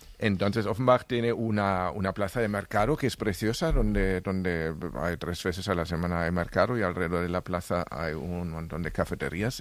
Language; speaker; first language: Spanish; non-native, fluent; German